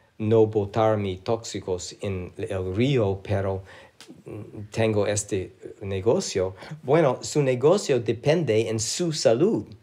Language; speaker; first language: Spanish; non-native, learner; English